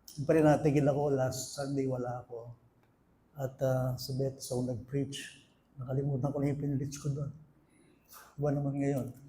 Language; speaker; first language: Filipino; non-native, local second language; Pampanga